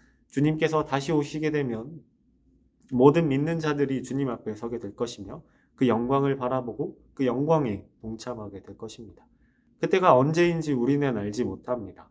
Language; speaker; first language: Korean; native; Korean